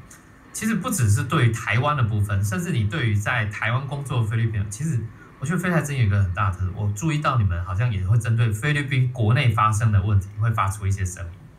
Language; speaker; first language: Chinese; native; Chinese